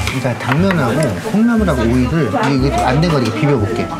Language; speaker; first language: Korean; native; Korean